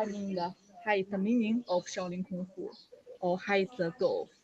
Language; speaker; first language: English; non-native, learner; Chinese